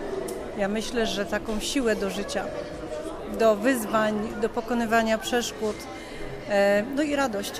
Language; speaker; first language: Polish; native; Polish